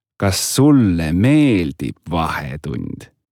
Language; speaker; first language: Estonian; native; Estonian